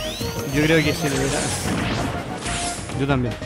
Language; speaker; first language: Spanish; native; Spanish